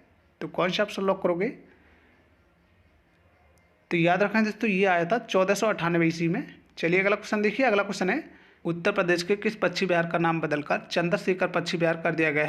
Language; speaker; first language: Hindi; native; Hindi